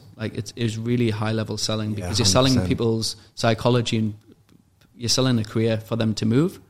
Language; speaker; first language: English; native; English